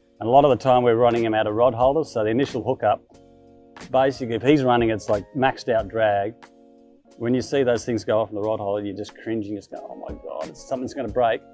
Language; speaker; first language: English; native; English